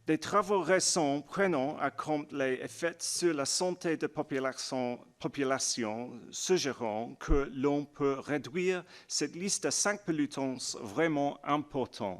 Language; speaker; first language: French; non-native, learner; English